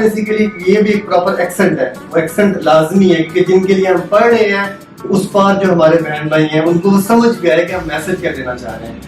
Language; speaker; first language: Urdu; non-native, local second language; Punjabi